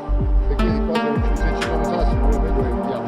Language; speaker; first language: Italian; native; Italian